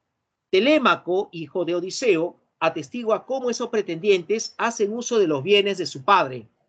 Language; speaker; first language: Spanish; native; Spanish